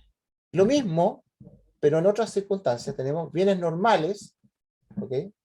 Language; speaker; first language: Spanish; native; Spanish